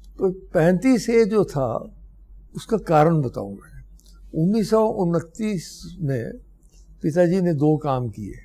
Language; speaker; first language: Hindi; non-native, local second language; Dogri